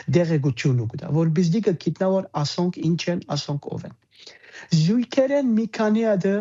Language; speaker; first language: Armenian; early bilingual, heritage; Armenian